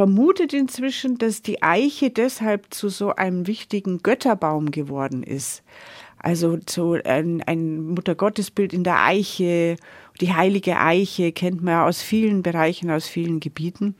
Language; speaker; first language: German; native; German